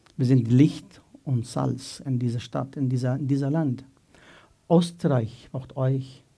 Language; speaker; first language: German; non-native, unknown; Arabic